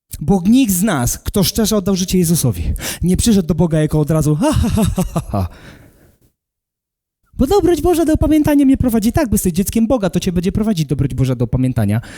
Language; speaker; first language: Polish; native; Polish